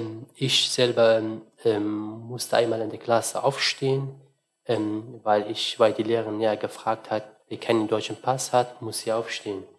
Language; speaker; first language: German; non-native, fluent; Arabic